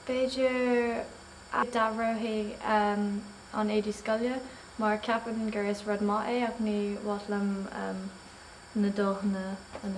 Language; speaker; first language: Irish; non-native, local second language; English